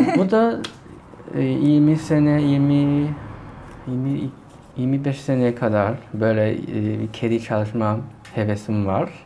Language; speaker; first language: Turkish; non-native, fluent; Chinese